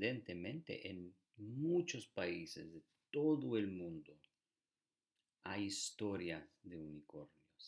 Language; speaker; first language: Spanish; early bilingual, heritage; Spanish